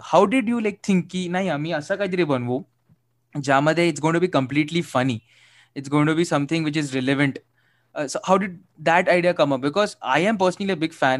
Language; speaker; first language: English; non-native, local second language; Marathi